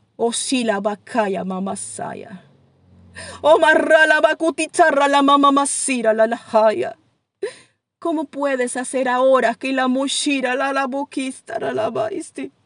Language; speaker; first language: Spanish; native; Spanish